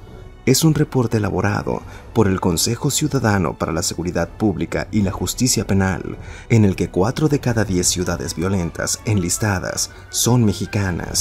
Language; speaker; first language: Spanish; native; Spanish